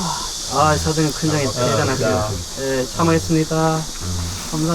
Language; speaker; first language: Korean; non-native, fluent; English